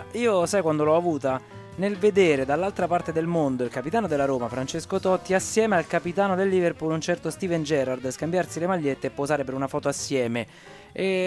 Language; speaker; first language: Italian; native; Italian